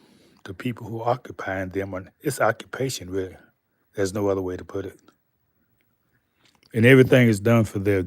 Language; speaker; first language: English; native; English